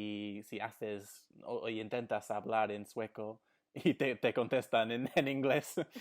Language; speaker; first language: Spanish; non-native, fluent; English